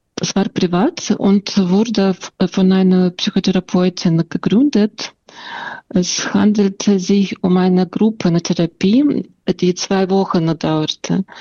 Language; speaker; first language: German; non-native, fluent; Russian